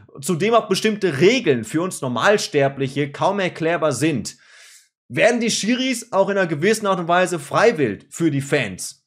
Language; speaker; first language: German; native; German